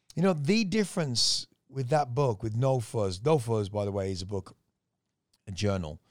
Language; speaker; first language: English; native; English